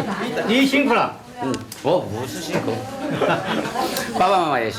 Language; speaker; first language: Chinese; non-native, learner; Korean